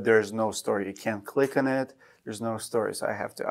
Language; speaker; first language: English; non-native, fluent; Russian